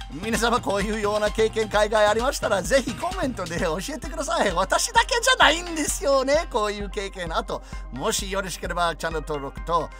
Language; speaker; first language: Japanese; non-native, fluent; English